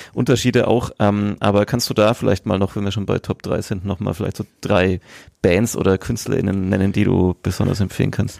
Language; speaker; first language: German; native; German